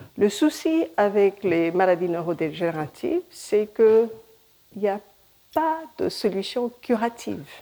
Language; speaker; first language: French; non-native, fluent; Hindi